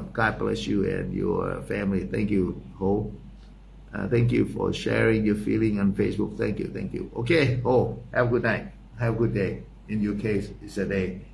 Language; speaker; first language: English; non-native, fluent; Thai